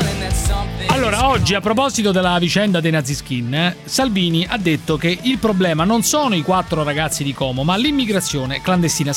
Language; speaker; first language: Italian; native; Italian